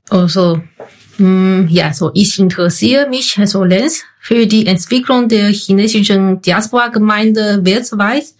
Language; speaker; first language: German; non-native, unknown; Chinese